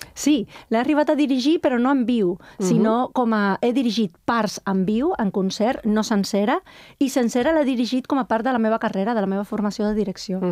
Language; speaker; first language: Catalan; non-native, fluent; Spanish